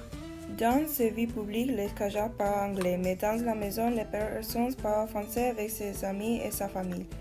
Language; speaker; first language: French; non-native, learner; English